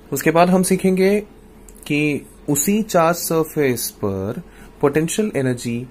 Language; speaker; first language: Hindi; non-native, local second language; Malayalam